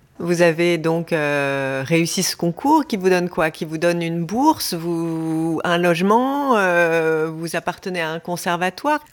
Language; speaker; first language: French; native; French